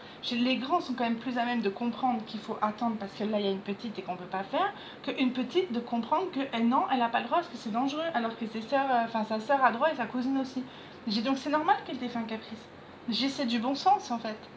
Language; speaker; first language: French; native; French